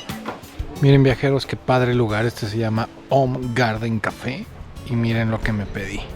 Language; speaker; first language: Spanish; native; Spanish